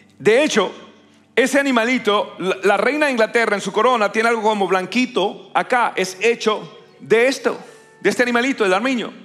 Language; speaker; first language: Spanish; native; Spanish